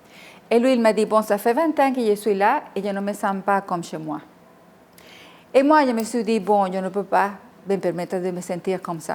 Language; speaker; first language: French; non-native, fluent; Spanish